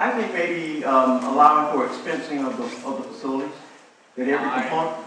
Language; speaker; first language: English; native; English